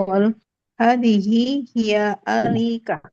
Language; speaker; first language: Arabic; non-native, learner; Indonesian